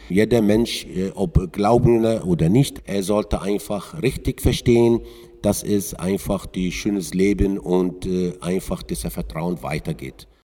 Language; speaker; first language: German; non-native, learner; Arabic